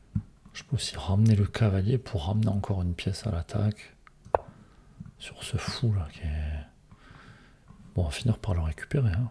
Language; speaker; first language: French; native; French